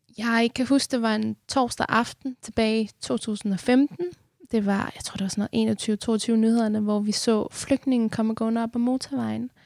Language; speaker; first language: Danish; early bilingual, other home language; Persian